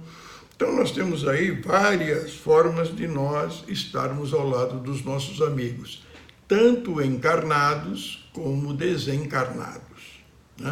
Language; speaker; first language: Portuguese; native; Portuguese